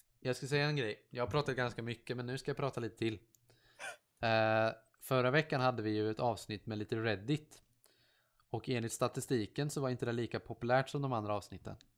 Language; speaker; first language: Swedish; native; Swedish